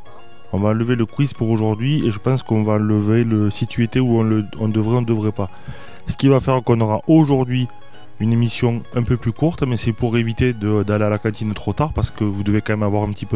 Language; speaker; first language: French; native; French